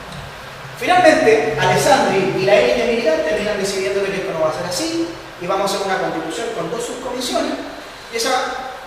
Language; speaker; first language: Spanish; native; Spanish